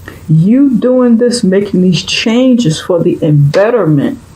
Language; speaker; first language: English; native; English